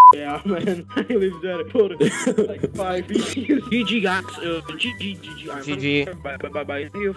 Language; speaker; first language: English; non-native, learner; Czech